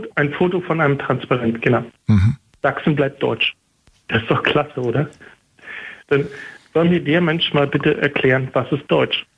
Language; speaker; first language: German; native; German